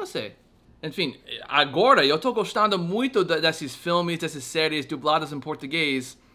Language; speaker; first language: Portuguese; non-native, fluent; English